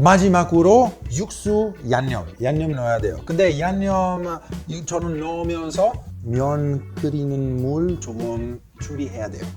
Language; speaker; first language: Korean; non-native, learner; Italian